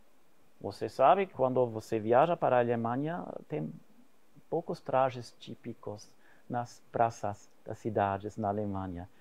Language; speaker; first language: Portuguese; non-native, fluent; German